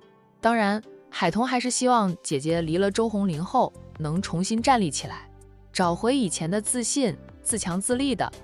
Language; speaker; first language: Chinese; native; Chinese